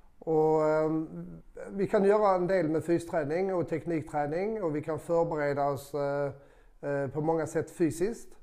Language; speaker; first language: Swedish; native; Swedish